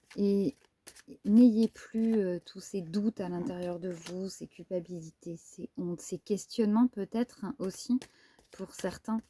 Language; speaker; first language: French; native; French